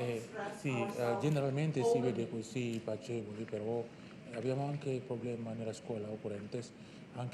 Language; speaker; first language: Italian; non-native, learner; Indonesian